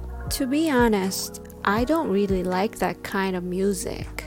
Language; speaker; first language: English; non-native, fluent; Japanese